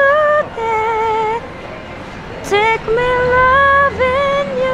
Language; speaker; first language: Japanese; early bilingual, other home language; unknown